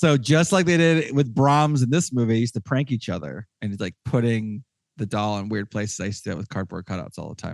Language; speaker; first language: English; native; English